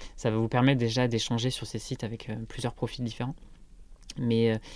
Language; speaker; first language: French; native; French